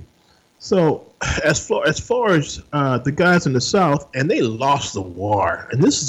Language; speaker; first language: English; native; English